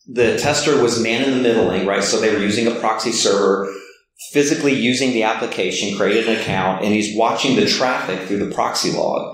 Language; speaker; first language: English; native; English